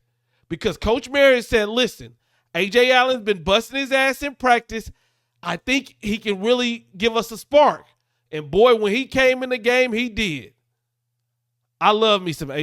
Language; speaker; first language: English; native; English